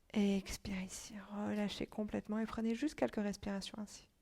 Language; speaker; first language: French; native; French